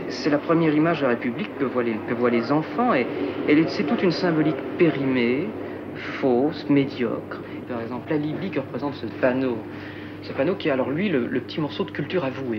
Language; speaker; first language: French; native; French